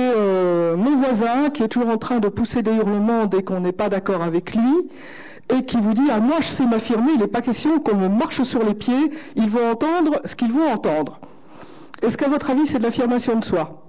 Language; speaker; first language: French; native; French